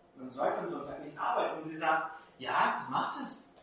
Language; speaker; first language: German; non-native, fluent; Portuguese